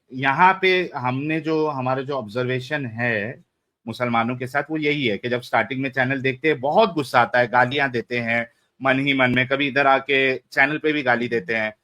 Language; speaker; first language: Hindi; native; Hindi